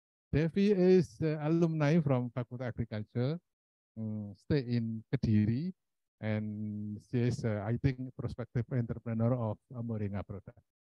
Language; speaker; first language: English; non-native, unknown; Indonesian